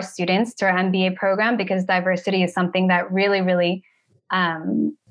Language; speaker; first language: English; native; English